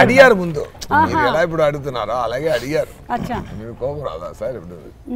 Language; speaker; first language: Telugu; non-native, fluent; Tamil